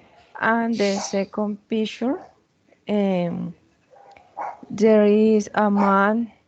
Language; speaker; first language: English; non-native, learner; Spanish